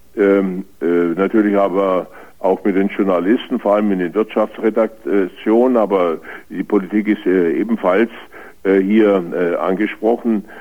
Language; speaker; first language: German; native; German